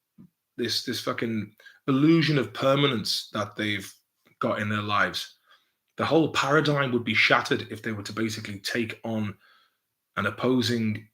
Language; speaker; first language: English; native; English